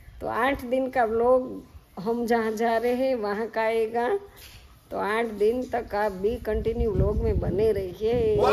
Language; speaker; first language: Hindi; non-native, local second language; Gujarati